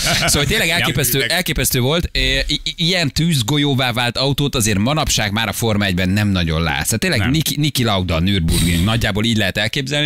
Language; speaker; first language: Hungarian; native; Hungarian